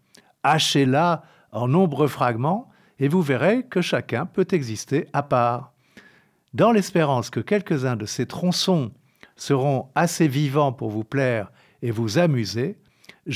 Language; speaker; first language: French; native; French